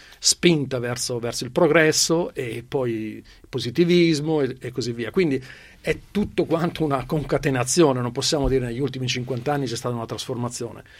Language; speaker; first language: Italian; native; Italian